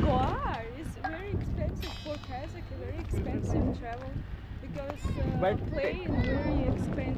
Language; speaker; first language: English; non-native, learner; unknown